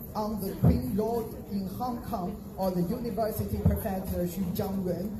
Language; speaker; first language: English; non-native, fluent; Chinese